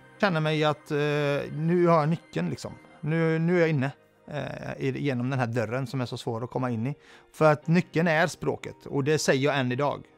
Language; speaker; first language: Swedish; early bilingual, other home language; Arabic